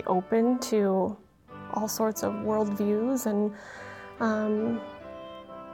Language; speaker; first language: English; early bilingual, other home language; Vietnamese